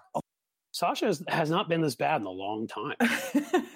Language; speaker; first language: English; native; English